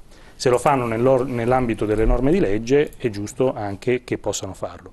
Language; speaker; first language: Italian; native; Italian